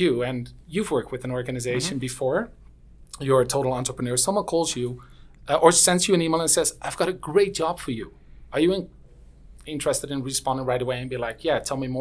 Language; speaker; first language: English; non-native, fluent; Dutch